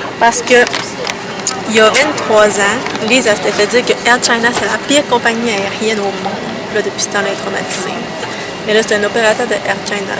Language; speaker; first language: French; early bilingual, other home language; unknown